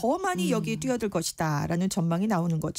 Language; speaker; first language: Korean; native; Korean